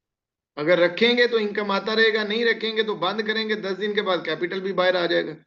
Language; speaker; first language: Hindi; native; Hindi